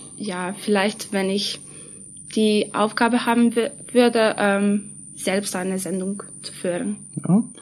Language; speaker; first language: German; non-native, fluent; Serbian